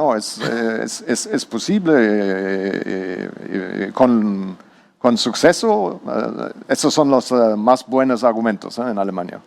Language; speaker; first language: Spanish; non-native, learner; German